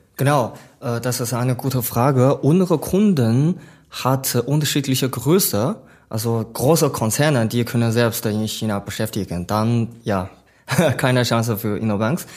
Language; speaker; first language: German; non-native, learner; Chinese